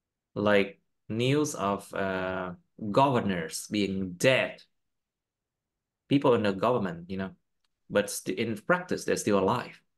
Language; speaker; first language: English; non-native, fluent; Vietnamese